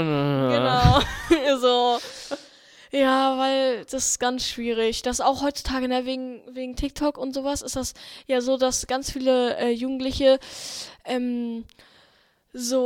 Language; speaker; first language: German; native; German